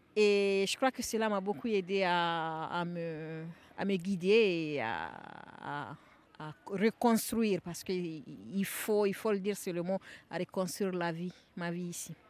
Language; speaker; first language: French; non-native, local second language; Bambara